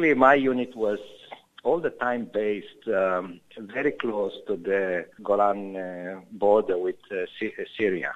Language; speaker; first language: English; non-native, fluent; Romanian